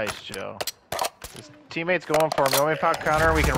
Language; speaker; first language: English; native; English